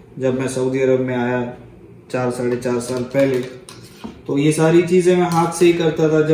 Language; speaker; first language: Hindi; native; Hindi